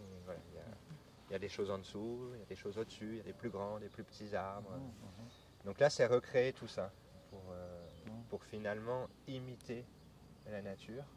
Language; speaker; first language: French; native; French